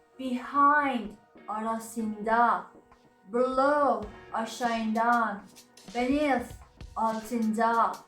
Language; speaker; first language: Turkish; non-native, learner; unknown